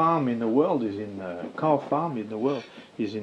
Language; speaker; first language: English; non-native, fluent; Chinese